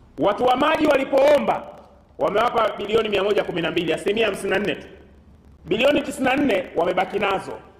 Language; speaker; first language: Swahili; native; Swahili